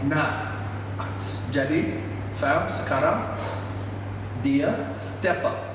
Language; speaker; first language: Indonesian; non-native, fluent; English